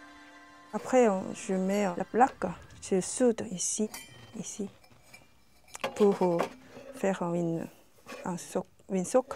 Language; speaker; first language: French; non-native, learner; Korean